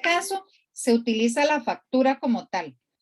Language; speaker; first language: Spanish; native; Spanish